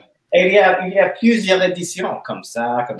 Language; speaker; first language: French; non-native, learner; English